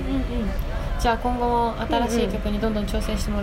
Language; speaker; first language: Japanese; native; Japanese